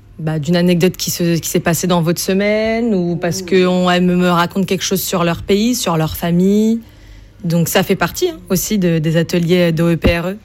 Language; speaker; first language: French; native; French